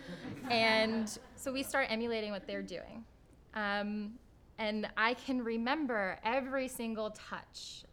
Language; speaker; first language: English; native; English